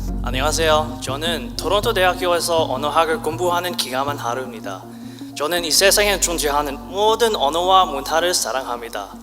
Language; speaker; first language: Korean; non-native, learner; English